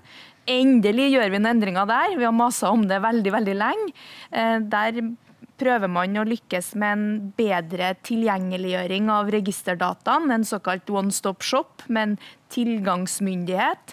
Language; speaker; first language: Norwegian; native; Norwegian